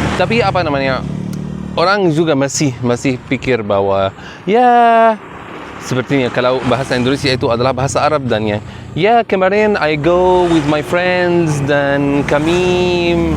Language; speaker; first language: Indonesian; non-native, fluent; Arabic